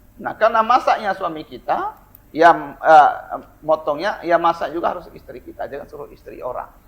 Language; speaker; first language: Indonesian; non-native, local second language; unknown